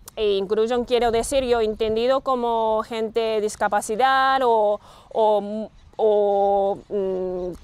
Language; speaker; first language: Spanish; non-native, learner; Japanese